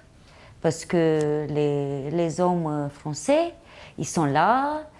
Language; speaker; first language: French; non-native, learner; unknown